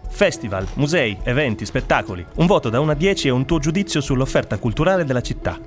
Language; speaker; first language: Italian; native; Italian